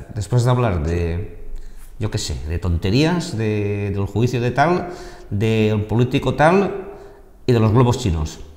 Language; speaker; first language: Spanish; non-native, local second language; Catalan